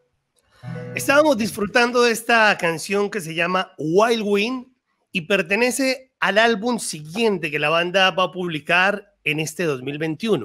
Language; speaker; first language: Spanish; native; Spanish